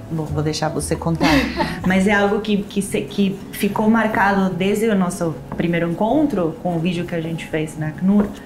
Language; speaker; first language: Portuguese; non-native, fluent; Spanish